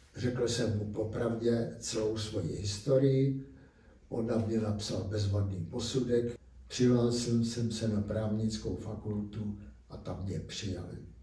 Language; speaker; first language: Czech; native; Czech